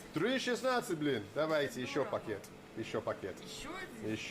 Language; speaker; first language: Russian; non-native, learner; English